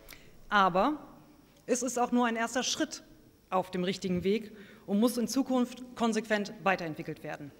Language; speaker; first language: German; native; German